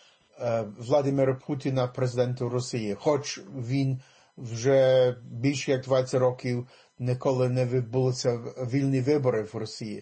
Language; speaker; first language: Ukrainian; early bilingual, heritage; English